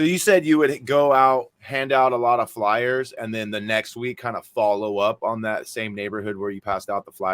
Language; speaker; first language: English; native; English